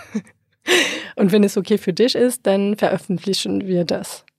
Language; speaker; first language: German; non-native, fluent; French